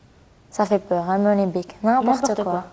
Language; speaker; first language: French; native; French